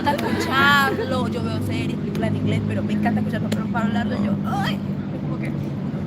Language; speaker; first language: Spanish; native; Spanish